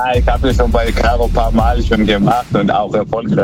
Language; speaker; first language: German; early bilingual, other home language; Greek